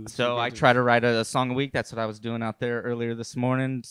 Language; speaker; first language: English; native; English